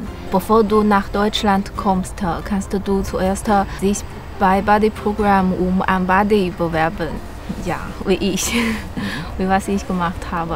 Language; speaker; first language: German; non-native, learner; Chinese